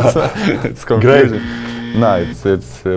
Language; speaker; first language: English; non-native, fluent; Lithuanian